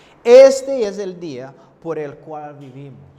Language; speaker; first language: Spanish; non-native, fluent; English